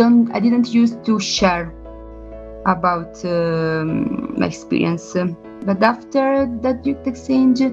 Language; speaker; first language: English; non-native, learner; Italian